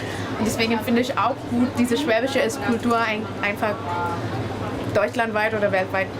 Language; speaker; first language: German; non-native, fluent; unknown